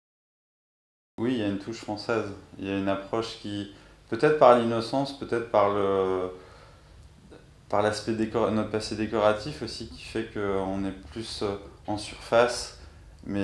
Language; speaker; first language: French; native; French